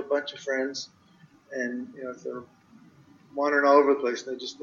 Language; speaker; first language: English; native; English